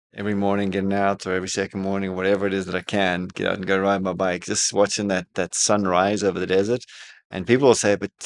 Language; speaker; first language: English; native; English